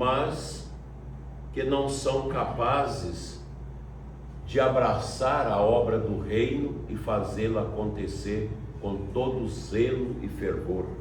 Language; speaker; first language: Portuguese; native; Portuguese